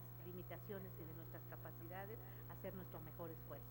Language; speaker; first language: Spanish; native; Spanish